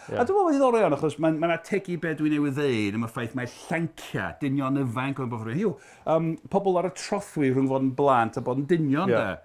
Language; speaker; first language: Welsh; non-native, fluent; English